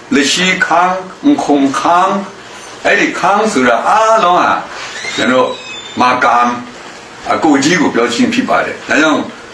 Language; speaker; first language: Burmese; non-native, local second language; Kachin